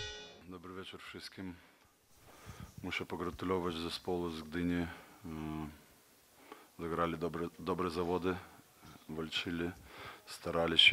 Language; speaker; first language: Polish; non-native, fluent; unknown